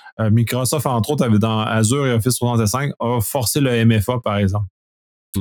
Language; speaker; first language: French; native; French